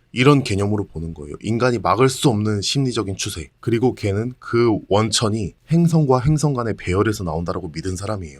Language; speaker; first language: Korean; native; Korean